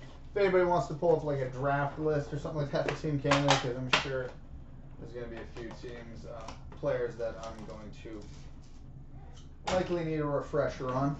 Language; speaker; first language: English; native; English